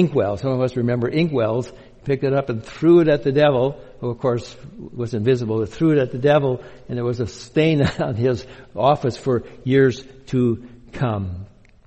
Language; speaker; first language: English; native; English